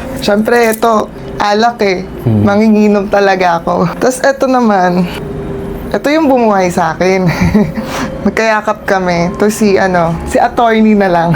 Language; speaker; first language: Filipino; non-native, local second language; Cebuano